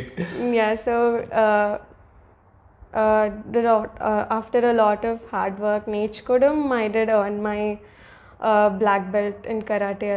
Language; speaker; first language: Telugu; early bilingual, heritage; Telugu